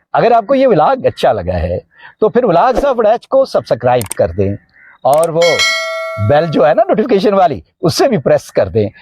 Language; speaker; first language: Urdu; non-native, local second language; Punjabi